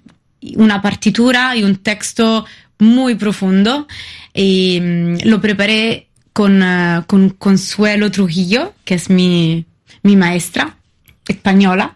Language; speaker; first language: Spanish; non-native, fluent; Italian